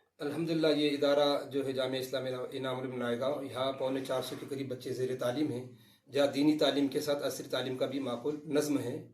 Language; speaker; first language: Urdu; native; Urdu